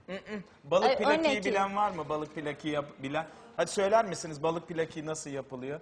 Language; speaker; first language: Turkish; native; Turkish